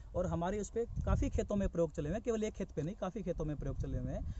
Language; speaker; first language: Hindi; native; Hindi